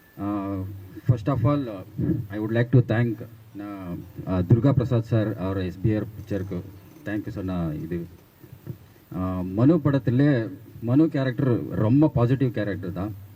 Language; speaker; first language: Tamil; non-native, learner; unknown